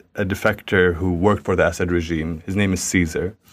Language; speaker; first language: English; early bilingual, other home language; Arabic